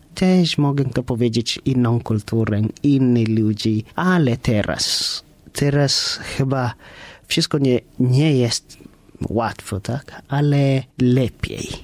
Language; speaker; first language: Polish; non-native, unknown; Kikuyu